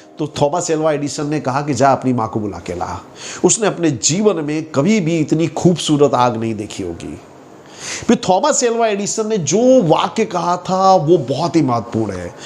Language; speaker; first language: Hindi; native; Hindi